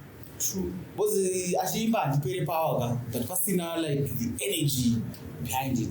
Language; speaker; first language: English; non-native, local second language; Shona